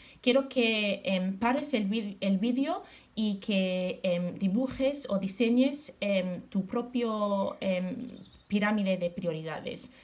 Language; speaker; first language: Spanish; non-native, fluent; English